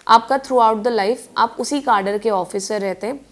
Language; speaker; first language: Hindi; native; Hindi